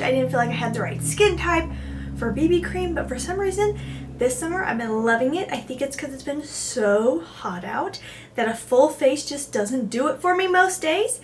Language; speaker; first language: English; native; English